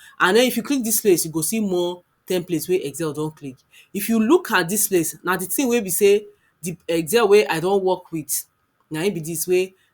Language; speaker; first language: Nigerian Pidgin; non-native, local second language; Yoruba